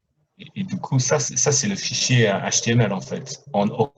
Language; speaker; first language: French; non-native, fluent; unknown